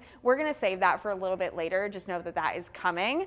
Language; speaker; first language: English; native; English